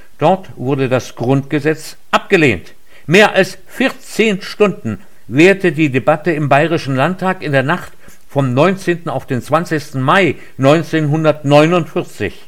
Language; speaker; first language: German; native; German